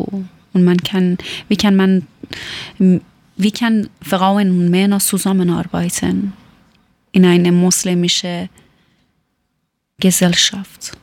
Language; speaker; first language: German; non-native, learner; Persian